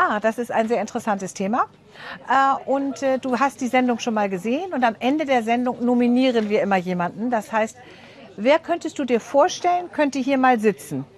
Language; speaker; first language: German; native; German